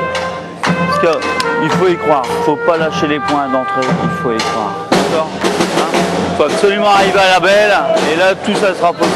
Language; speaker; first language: French; native; French